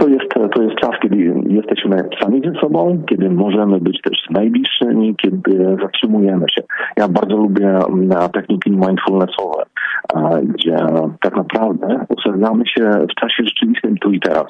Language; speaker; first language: Polish; native; Polish